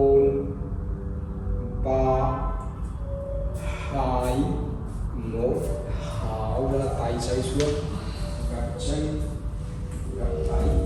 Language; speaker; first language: Vietnamese; non-native, fluent; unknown